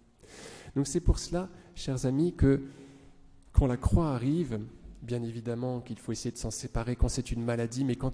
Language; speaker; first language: French; native; French